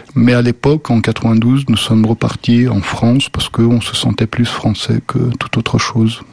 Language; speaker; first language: French; early bilingual, other home language; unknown